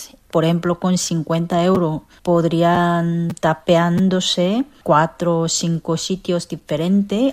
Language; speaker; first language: Spanish; non-native, fluent; Korean